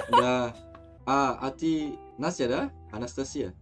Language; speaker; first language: Russian; non-native, fluent; Indonesian